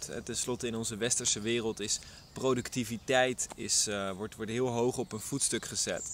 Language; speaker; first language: Dutch; native; Dutch